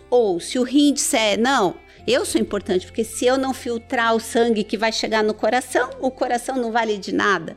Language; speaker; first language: Portuguese; early bilingual, other home language; Persian